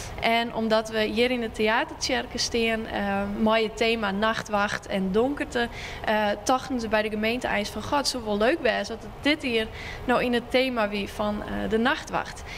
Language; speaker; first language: Dutch; non-native, local second language; Western Frisian